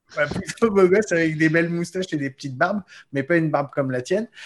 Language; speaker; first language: French; native; French